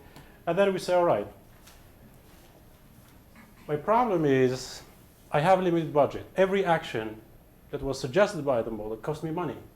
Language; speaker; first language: English; non-native, fluent; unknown